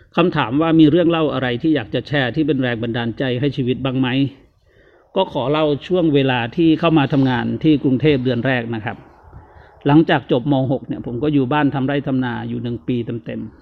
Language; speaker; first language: Thai; native; Thai